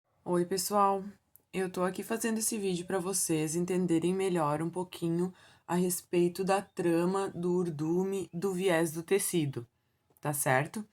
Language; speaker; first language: Portuguese; native; Portuguese